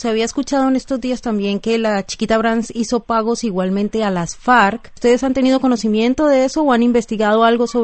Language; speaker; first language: Spanish; native; Spanish